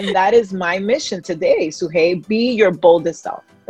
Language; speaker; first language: English; early bilingual, other home language; Spanish